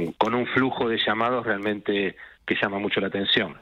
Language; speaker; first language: Spanish; native; Spanish